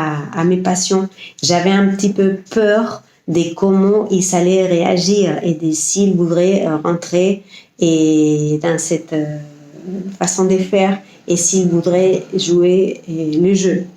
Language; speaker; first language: French; non-native, fluent; Spanish